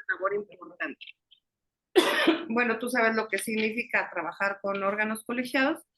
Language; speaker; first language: Spanish; native; Spanish